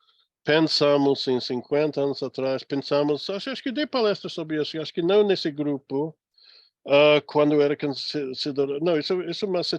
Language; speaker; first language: Portuguese; non-native, fluent; English